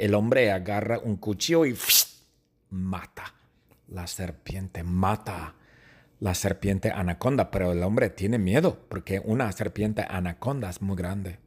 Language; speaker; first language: Spanish; non-native, fluent; English